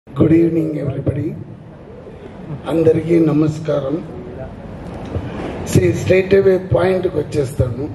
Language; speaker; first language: Telugu; non-native, learner; Tamil